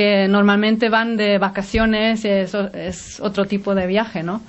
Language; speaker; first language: Spanish; non-native, fluent; Swedish